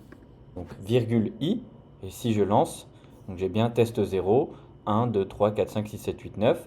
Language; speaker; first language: French; native; French